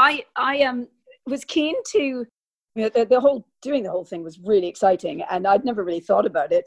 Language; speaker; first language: English; native; English